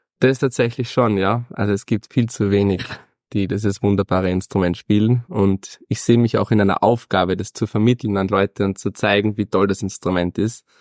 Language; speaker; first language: German; native; German